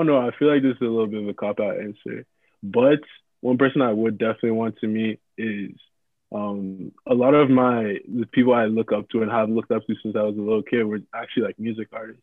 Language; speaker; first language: English; non-native, local second language; Yoruba